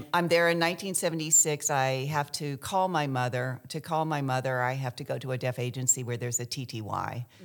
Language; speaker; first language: English; early bilingual, other home language; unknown